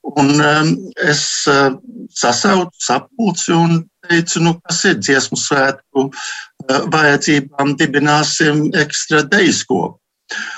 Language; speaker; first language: Latvian; early bilingual, heritage; Latvian